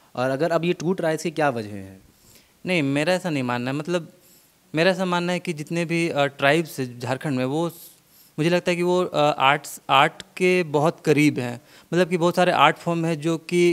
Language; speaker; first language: Hindi; native; Hindi